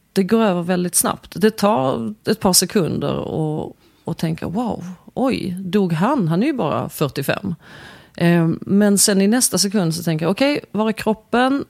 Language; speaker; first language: Swedish; early bilingual, other home language; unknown